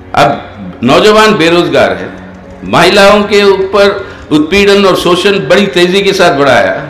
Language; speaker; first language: Hindi; non-native, local second language; Telugu